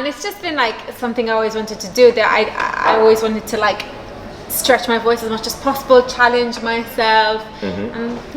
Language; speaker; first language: English; non-native, local second language; Maltese